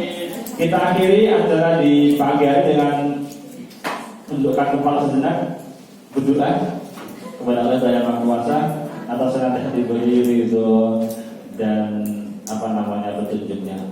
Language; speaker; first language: Indonesian; native; Indonesian